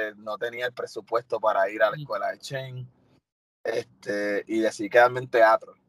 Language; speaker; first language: Spanish; native; Spanish